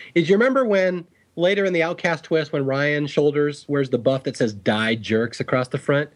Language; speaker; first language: English; native; English